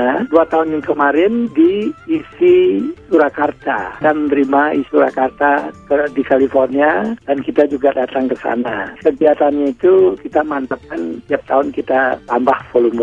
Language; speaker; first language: Indonesian; non-native, local second language; Balinese